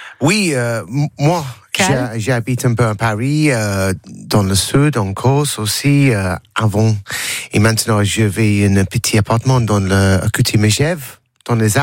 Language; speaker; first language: French; non-native, learner; English